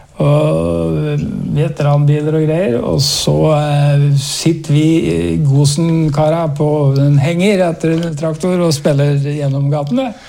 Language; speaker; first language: Norwegian; native; Norwegian